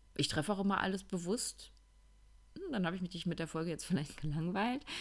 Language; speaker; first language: German; native; German